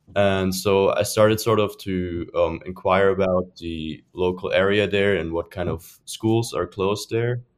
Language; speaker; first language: English; non-native, fluent; German